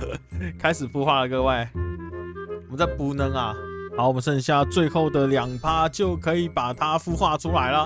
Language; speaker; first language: Chinese; native; Chinese